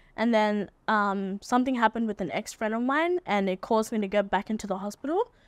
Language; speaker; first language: English; native; English